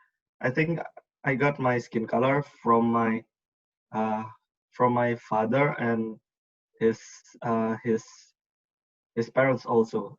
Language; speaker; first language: English; non-native, learner; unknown